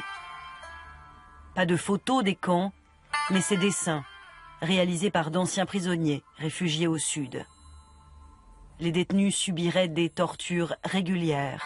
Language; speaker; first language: French; native; French